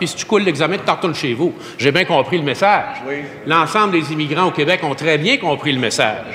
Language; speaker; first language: French; native; French